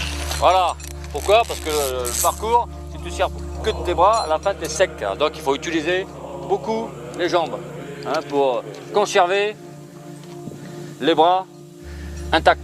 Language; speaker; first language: French; native; French